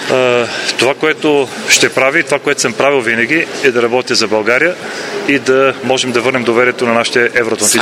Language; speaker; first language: Bulgarian; native; Bulgarian